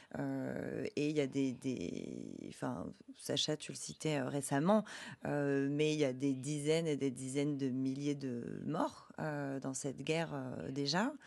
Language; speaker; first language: French; native; French